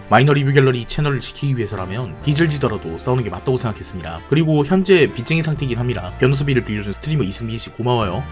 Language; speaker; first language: Korean; native; Korean